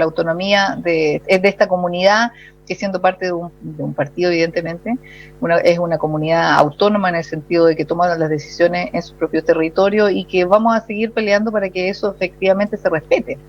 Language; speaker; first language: Spanish; native; Spanish